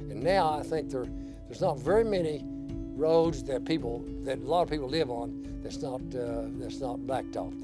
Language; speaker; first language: English; native; English